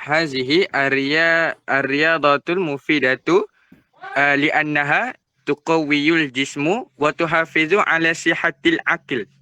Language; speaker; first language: Arabic; non-native, learner; Malay